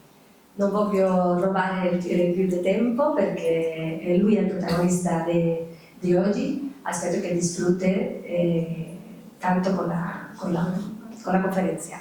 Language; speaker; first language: Italian; non-native, learner; Spanish